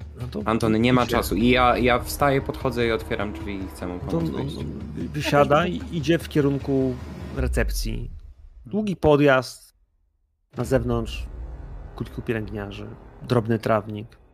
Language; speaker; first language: Polish; native; Polish